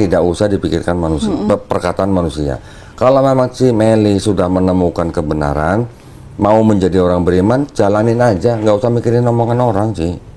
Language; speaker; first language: Indonesian; native; Indonesian